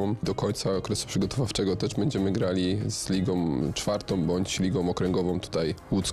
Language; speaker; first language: Polish; native; Polish